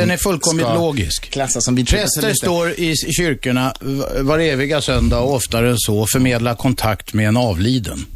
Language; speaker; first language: Swedish; native; Swedish